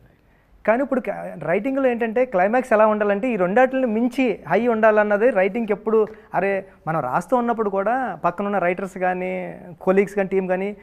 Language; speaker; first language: Telugu; native; Telugu